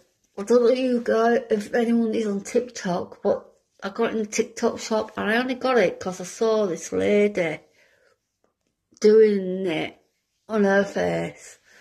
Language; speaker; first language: English; native; English